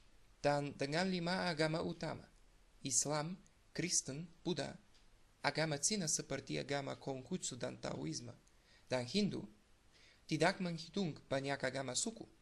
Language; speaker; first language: Indonesian; non-native, learner; Bulgarian